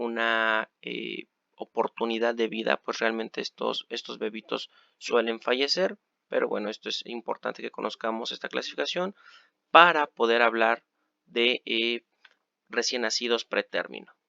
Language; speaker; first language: Spanish; native; Spanish